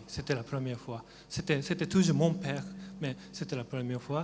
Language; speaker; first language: French; non-native, learner; Japanese